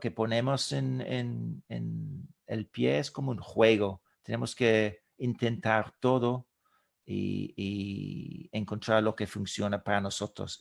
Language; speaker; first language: Spanish; non-native, fluent; English